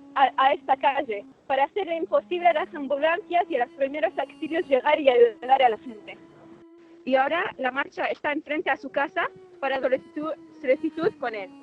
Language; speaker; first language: Spanish; non-native, fluent; Arabic